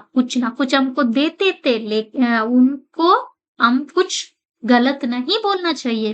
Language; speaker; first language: Hindi; non-native, local second language; Kannada